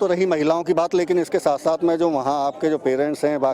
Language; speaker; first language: Hindi; native; Hindi